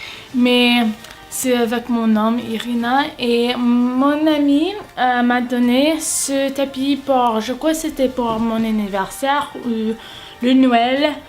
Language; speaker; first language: French; non-native, learner; English